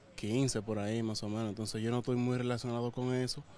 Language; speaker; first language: Spanish; native; Spanish